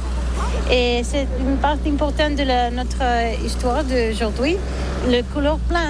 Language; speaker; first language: French; non-native, learner; Catalan